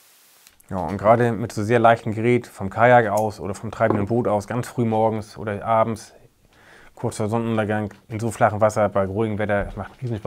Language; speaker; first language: German; native; German